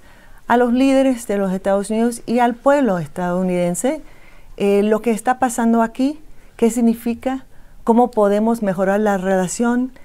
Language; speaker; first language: Spanish; non-native, fluent; English